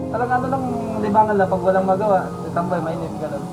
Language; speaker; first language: Filipino; native; Filipino